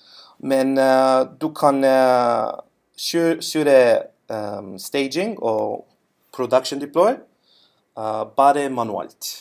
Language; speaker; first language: Norwegian; non-native, learner; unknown